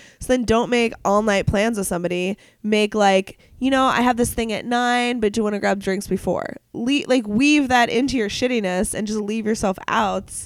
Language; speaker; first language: English; native; English